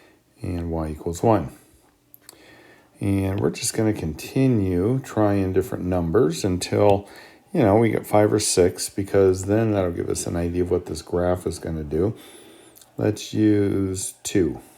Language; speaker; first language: English; native; English